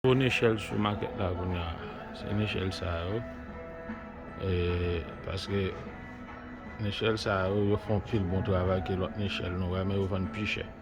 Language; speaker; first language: French; non-native, learner; Haitian Creole